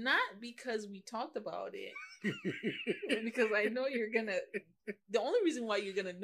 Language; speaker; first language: English; non-native, local second language; Yoruba